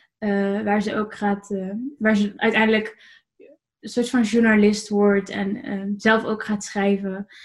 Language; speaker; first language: Dutch; native; Dutch